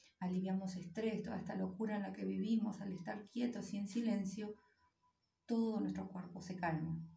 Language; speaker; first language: Spanish; native; Spanish